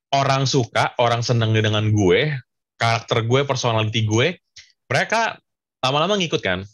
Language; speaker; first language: Indonesian; native; Indonesian